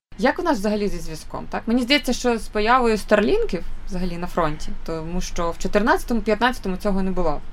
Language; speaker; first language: Ukrainian; native; Ukrainian